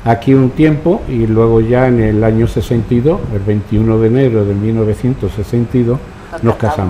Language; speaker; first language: Spanish; native; Spanish